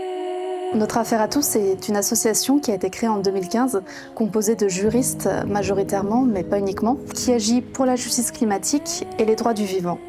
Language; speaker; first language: French; native; French